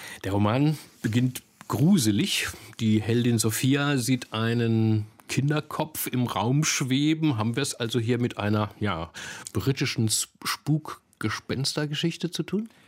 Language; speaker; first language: German; native; German